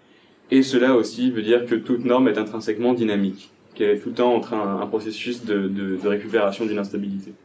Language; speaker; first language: French; native; French